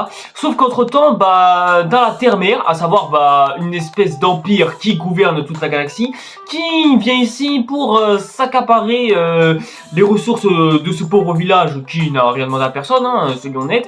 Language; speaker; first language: French; native; French